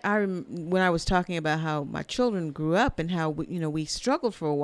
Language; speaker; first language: English; native; English